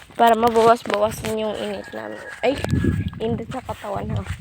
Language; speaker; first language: Filipino; non-native, local second language; Bikol